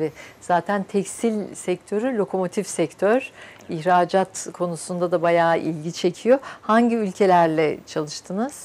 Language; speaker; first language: Turkish; native; Turkish